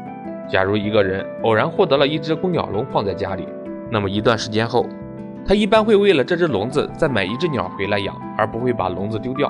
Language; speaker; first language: Chinese; native; Chinese